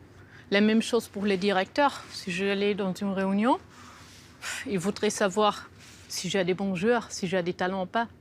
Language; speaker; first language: French; non-native, fluent; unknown